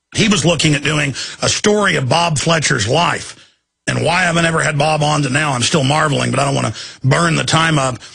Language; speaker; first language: English; native; English